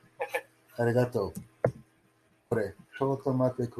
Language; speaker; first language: Japanese; non-native, learner; English